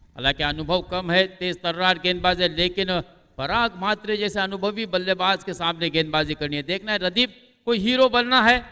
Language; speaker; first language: Hindi; non-native, local second language; Marathi